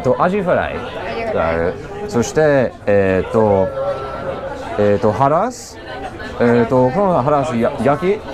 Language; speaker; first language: Japanese; non-native, learner; English